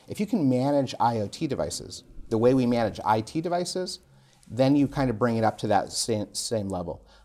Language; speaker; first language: English; native; English